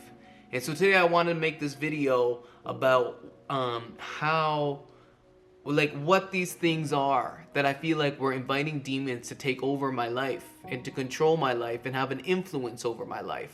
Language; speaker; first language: English; native; English